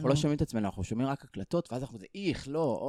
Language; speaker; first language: Hebrew; native; Hebrew